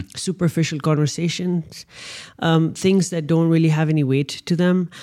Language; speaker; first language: English; non-native, local second language; Urdu